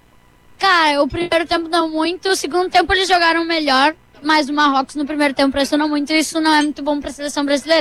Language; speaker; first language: Portuguese; early bilingual, heritage; Portuguese